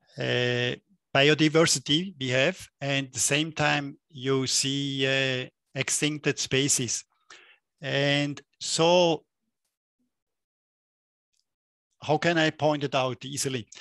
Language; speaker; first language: English; non-native, fluent; German